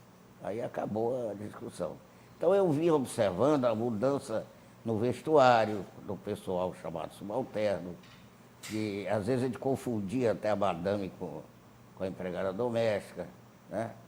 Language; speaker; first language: Portuguese; native; Portuguese